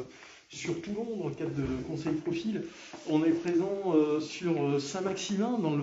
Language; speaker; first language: French; native; French